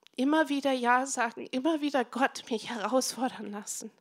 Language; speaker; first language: German; non-native, fluent; English